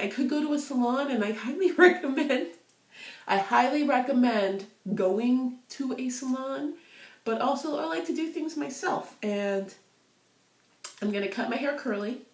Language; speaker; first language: English; native; English